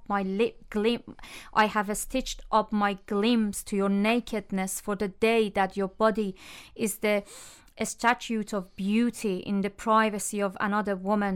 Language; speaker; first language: English; non-native, fluent; Persian